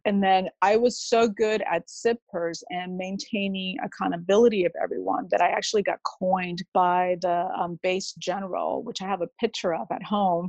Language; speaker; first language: English; native; English